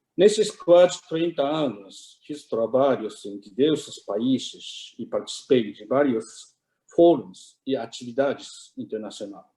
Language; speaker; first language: Portuguese; non-native, fluent; Japanese